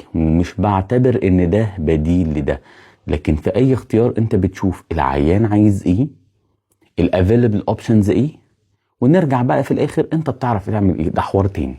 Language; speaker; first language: Arabic; native; Arabic